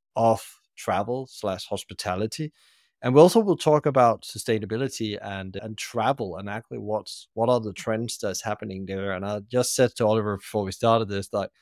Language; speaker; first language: English; non-native, fluent; Danish